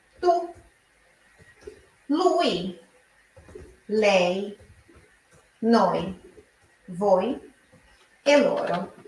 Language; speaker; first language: Italian; non-native, fluent; Portuguese